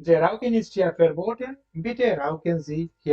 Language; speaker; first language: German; non-native, learner; Bangla